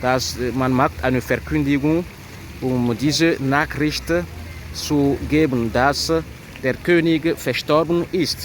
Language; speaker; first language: German; non-native, fluent; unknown